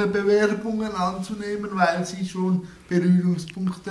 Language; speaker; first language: German; native; German